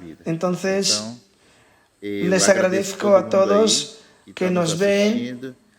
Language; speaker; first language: Spanish; non-native, fluent; Portuguese